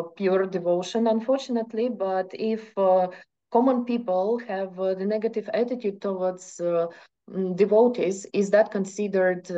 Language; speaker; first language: English; non-native, fluent; Russian